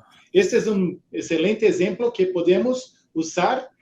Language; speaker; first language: Spanish; non-native, fluent; Portuguese